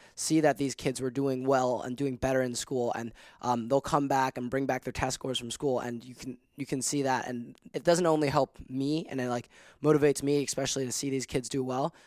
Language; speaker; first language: English; non-native, local second language; Cantonese